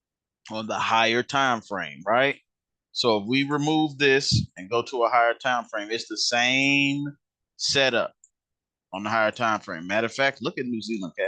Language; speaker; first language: English; native; English